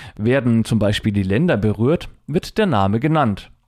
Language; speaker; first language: German; native; German